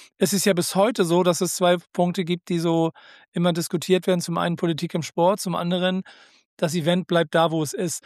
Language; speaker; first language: German; native; German